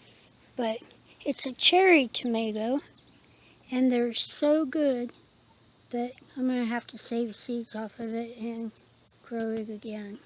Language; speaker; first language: English; native; English